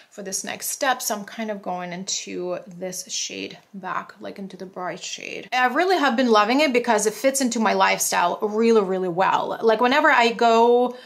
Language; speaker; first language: English; non-native, fluent; Russian